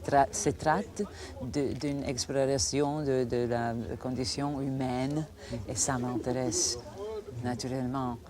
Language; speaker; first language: French; non-native, fluent; Croatian